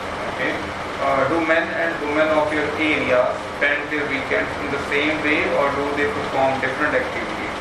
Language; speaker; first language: English; non-native, local second language; Punjabi